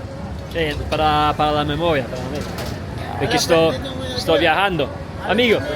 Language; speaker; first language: Spanish; non-native, learner; Italian